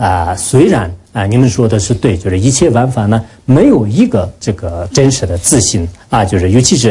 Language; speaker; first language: Chinese; non-native, local second language; Tibetan